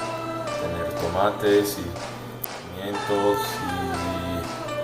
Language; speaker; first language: Spanish; non-native, learner; English